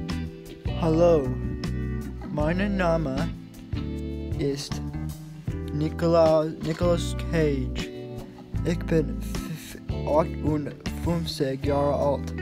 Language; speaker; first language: German; non-native, learner; English